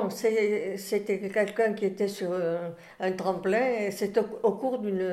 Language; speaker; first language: French; native; French